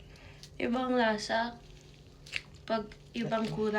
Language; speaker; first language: Filipino; non-native, learner; English